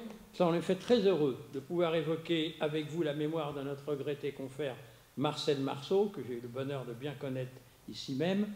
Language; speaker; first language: French; native; French